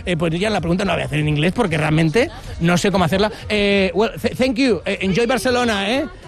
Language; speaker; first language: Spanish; native; Spanish